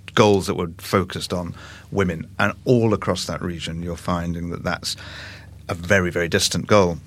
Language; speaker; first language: English; native; English